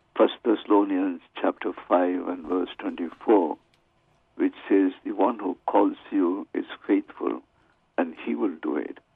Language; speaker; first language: English; non-native, local second language; Tamil